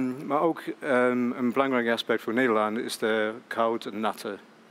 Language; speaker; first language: Dutch; non-native, fluent; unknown